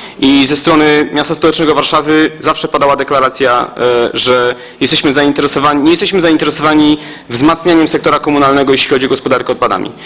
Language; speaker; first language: Polish; native; Polish